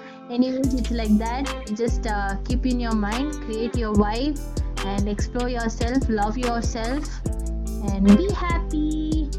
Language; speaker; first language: English; non-native, local second language; Kannada